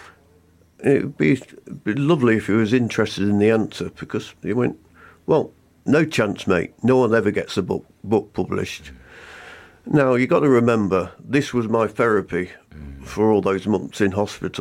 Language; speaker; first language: English; native; English